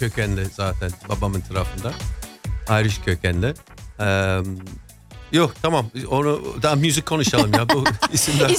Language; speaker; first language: Turkish; non-native, fluent; English